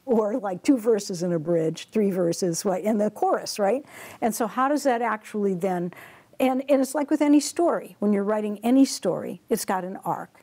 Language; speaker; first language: English; native; English